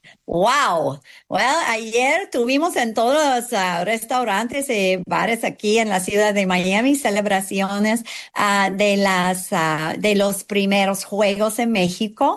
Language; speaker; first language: Spanish; non-native, fluent; English